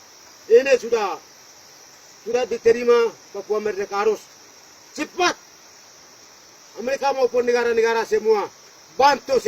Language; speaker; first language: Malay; non-native, local second language; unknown